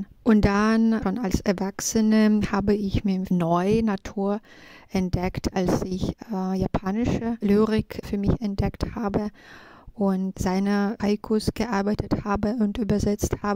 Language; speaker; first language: German; non-native, fluent; Belarusian